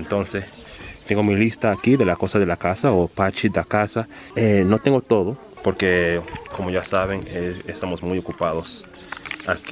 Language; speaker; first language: Spanish; early bilingual, heritage; Spanish